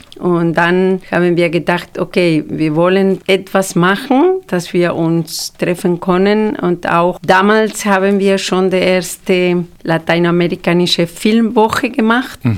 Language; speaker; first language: German; non-native, fluent; Spanish